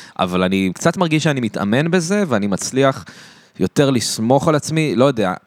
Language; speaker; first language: Hebrew; native; Hebrew